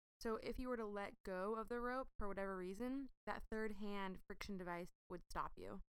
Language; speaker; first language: English; native; English